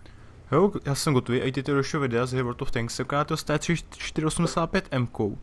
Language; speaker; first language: Czech; native; Czech